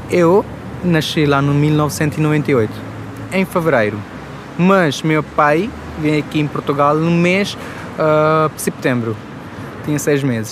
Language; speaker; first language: Portuguese; non-native, fluent; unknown